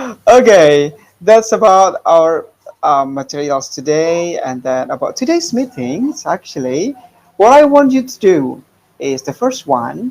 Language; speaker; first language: English; non-native, fluent; Indonesian